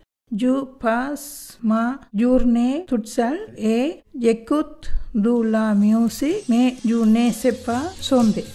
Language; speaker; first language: French; non-native, learner; Tamil